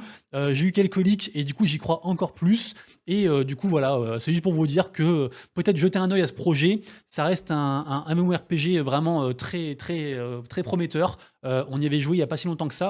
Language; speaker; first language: French; native; French